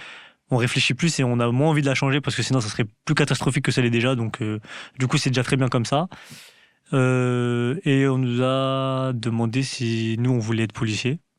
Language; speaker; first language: French; native; French